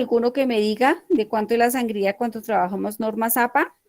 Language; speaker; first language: Spanish; native; Spanish